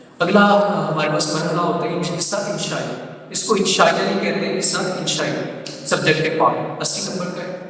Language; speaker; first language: Urdu; non-native, local second language; Punjabi